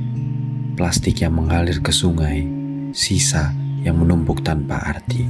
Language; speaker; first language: Indonesian; native; Indonesian